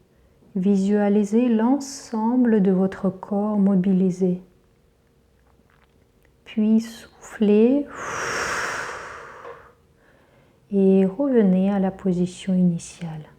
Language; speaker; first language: French; native; French